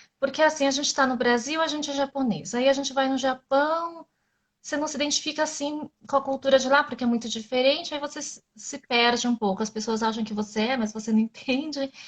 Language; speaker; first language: Portuguese; native; Portuguese